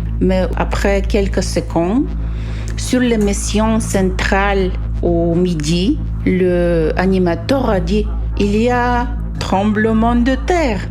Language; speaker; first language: French; non-native, fluent; Bulgarian